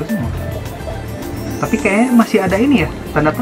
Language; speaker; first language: Indonesian; native; Indonesian